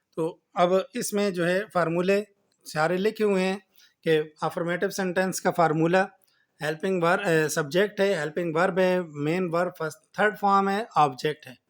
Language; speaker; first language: Urdu; native; Urdu